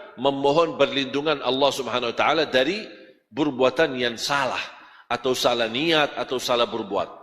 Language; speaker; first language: Malay; non-native, fluent; Arabic